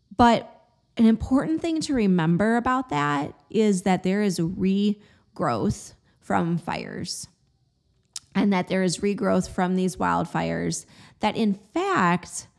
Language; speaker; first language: English; native; English